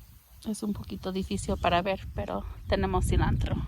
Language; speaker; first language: Spanish; non-native, learner; English